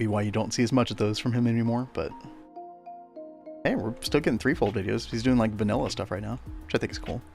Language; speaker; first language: English; native; English